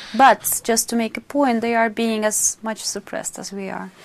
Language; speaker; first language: English; non-native, fluent; Russian